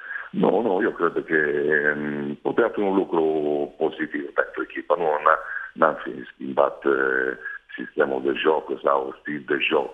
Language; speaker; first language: Romanian; non-native, fluent; Italian